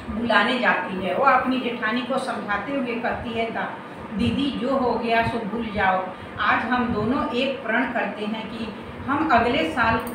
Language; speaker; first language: Hindi; native; Hindi